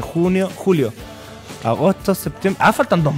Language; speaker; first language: Spanish; native; Spanish